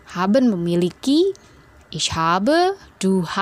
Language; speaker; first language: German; non-native, fluent; Indonesian